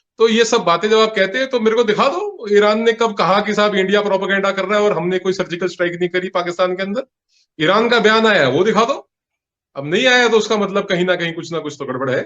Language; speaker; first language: Hindi; non-native, local second language; Punjabi